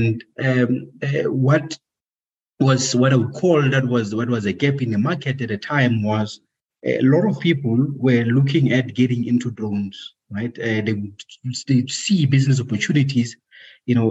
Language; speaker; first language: English; non-native, local second language; Southern Sotho